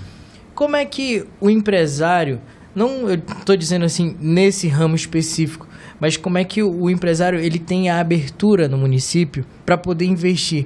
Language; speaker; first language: Portuguese; native; Portuguese